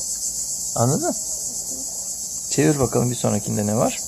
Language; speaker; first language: Turkish; native; Turkish